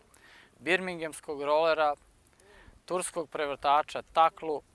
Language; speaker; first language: Bosnian; native; Bosnian